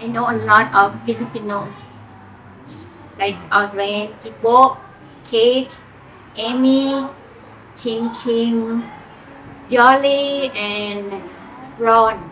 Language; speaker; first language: English; non-native, learner; Thai